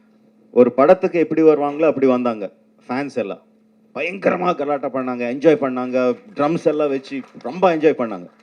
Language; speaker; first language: Tamil; non-native, local second language; Telugu